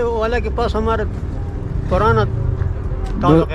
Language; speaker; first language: Hindi; non-native, learner; Persian